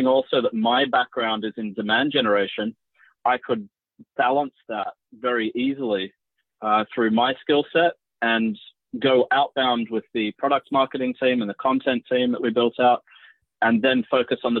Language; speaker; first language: English; native; English